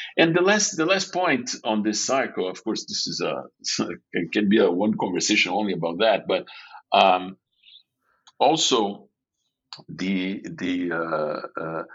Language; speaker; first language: English; non-native, fluent; Portuguese